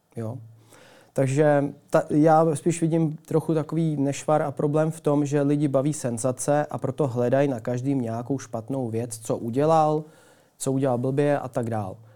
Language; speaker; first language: Czech; early bilingual, other home language; Ukrainian